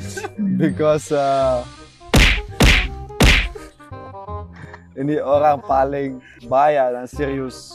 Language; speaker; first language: Indonesian; non-native, learner; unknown